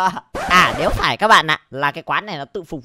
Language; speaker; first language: Vietnamese; native; Vietnamese